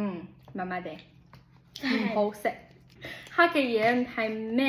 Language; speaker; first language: Cantonese; early bilingual, heritage; Cantonese